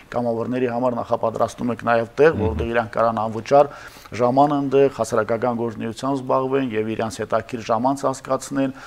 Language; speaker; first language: Armenian; native; Armenian